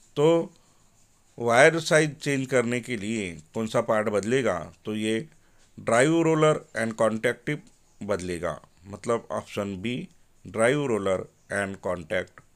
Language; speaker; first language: Hindi; non-native, local second language; Marathi